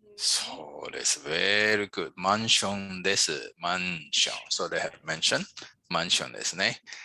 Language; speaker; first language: Japanese; non-native, fluent; English